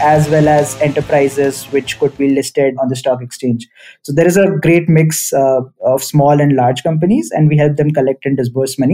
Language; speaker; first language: English; non-native, local second language; Hindi